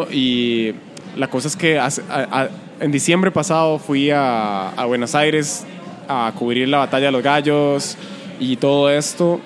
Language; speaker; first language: Spanish; native; Spanish